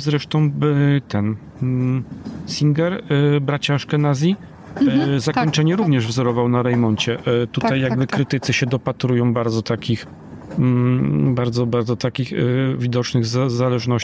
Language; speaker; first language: Polish; native; Polish